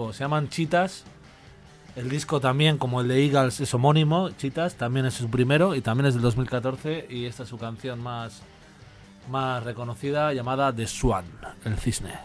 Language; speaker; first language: Spanish; native; Spanish